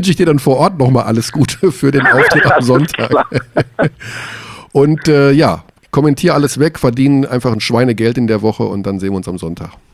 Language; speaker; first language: German; native; German